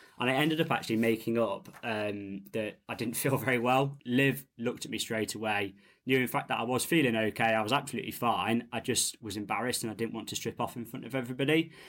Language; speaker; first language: English; native; English